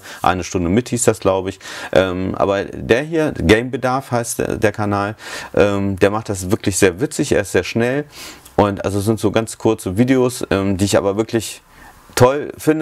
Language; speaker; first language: German; native; German